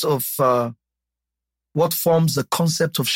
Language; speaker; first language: English; non-native, local second language; Yoruba